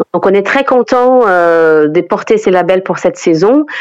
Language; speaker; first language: French; non-native, fluent; Portuguese